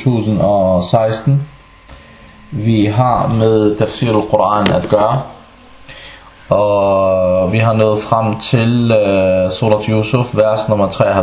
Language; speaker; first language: Danish; non-native, local second language; Arabic